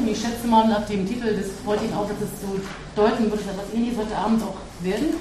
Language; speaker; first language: German; native; German